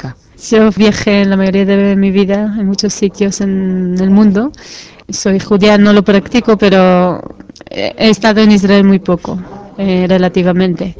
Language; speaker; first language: Spanish; non-native, fluent; Hebrew